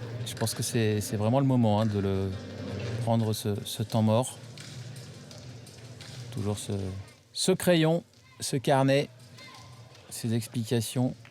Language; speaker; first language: French; native; French